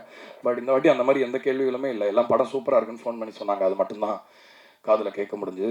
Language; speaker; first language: Tamil; native; Tamil